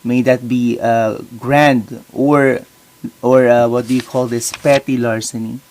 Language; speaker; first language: English; non-native, local second language; Filipino